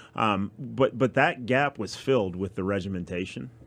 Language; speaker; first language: English; native; English